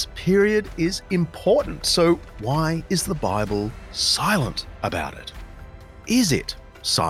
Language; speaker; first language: English; native; English